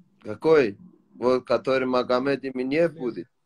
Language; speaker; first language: Russian; non-native, learner; Tajik